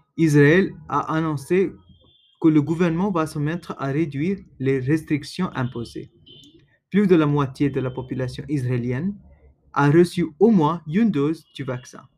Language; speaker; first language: French; non-native, learner; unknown